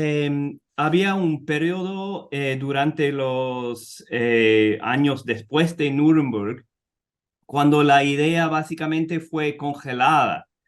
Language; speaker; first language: Spanish; non-native, fluent; English